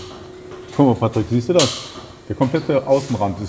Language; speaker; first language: German; native; German